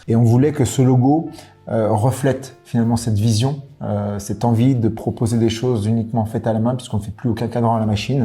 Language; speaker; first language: French; native; French